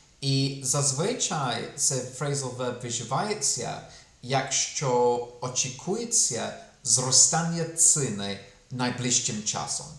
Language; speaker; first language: Ukrainian; non-native, fluent; English